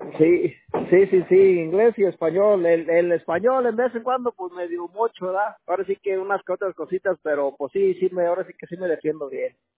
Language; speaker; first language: Spanish; early bilingual, heritage; Spanish